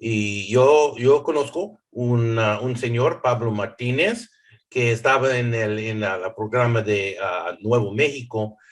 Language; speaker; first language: Spanish; early bilingual, heritage; English